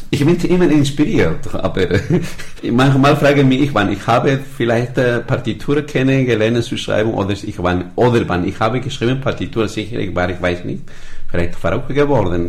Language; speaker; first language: German; non-native, learner; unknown